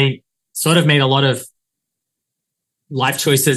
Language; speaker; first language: English; native; English